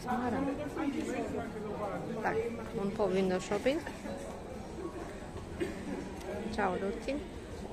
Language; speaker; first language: Italian; non-native, learner; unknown